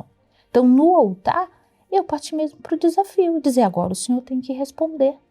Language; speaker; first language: Portuguese; native; Portuguese